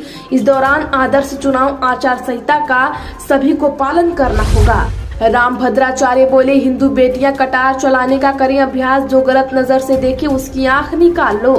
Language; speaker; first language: Hindi; native; Hindi